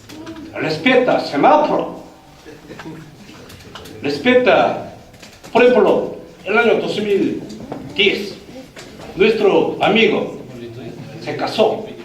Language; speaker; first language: Spanish; non-native, learner; Korean